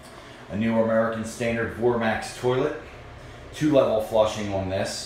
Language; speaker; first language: English; native; English